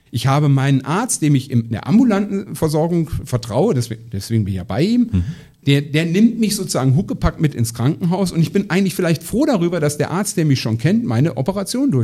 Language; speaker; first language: German; native; German